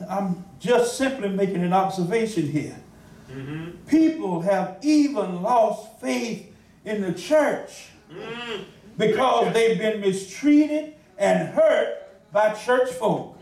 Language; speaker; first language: English; native; English